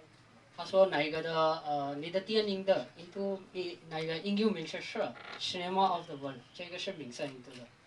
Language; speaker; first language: Chinese; non-native, learner; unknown